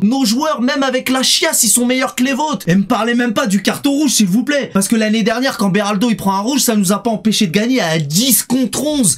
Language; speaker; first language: French; native; French